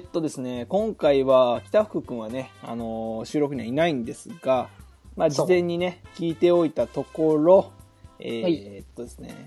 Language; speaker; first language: Japanese; native; Japanese